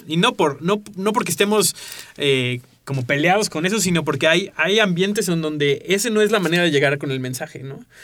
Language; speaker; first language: Spanish; native; Spanish